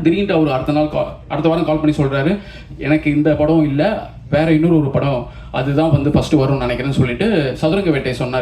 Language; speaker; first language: Tamil; native; Tamil